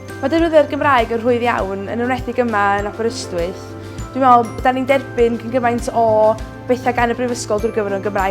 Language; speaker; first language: Welsh; native; Welsh